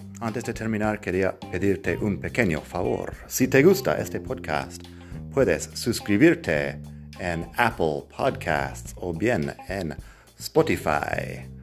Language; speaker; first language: Spanish; non-native, fluent; English